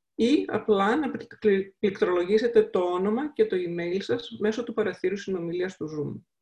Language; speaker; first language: Greek; native; Greek